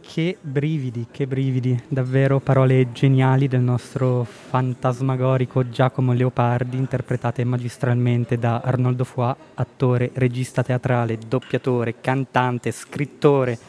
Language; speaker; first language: Italian; native; Italian